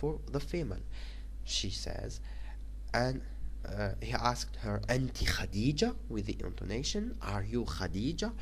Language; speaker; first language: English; non-native, fluent; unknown